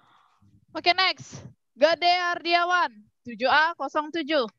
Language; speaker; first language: English; non-native, learner; Indonesian